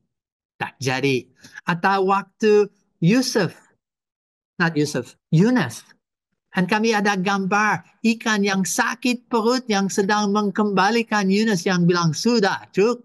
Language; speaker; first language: Indonesian; non-native, fluent; English